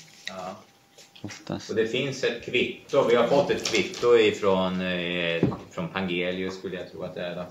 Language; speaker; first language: Swedish; native; Swedish